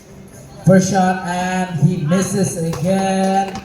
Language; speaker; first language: English; non-native, local second language; Indonesian